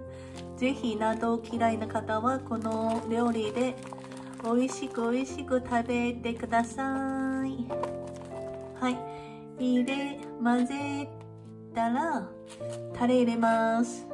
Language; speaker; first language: Japanese; non-native, fluent; Chinese